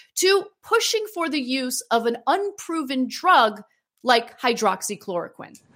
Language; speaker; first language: English; early bilingual, other home language; Armenian